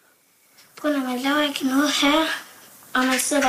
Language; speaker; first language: Danish; early bilingual, heritage; Danish